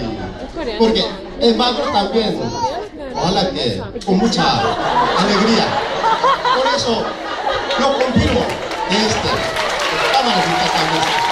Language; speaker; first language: Spanish; non-native, local second language; Korean